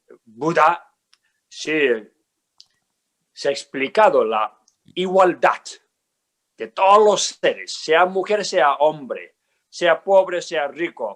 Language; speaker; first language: Spanish; non-native, learner; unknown